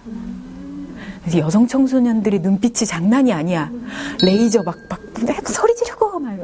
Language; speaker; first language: Korean; native; Korean